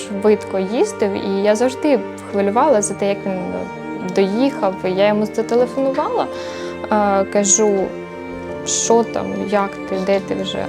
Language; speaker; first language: Ukrainian; native; Ukrainian